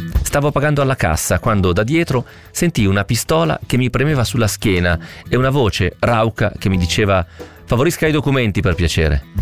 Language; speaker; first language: Italian; native; Italian